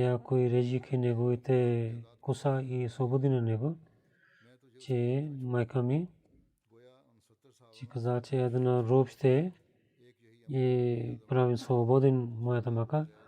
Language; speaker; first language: Bulgarian; non-native, learner; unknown